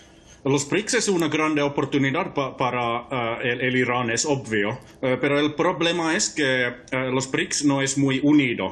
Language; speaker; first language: Spanish; non-native, fluent; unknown